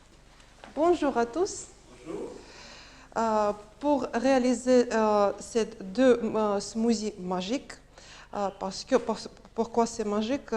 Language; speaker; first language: French; non-native, learner; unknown